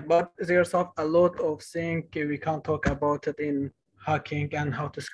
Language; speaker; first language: English; non-native, learner; Kurdish